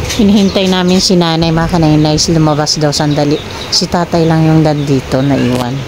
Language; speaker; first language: Filipino; non-native, local second language; Waray